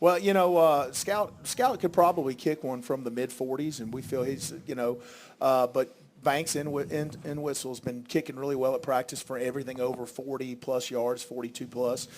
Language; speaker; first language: English; native; English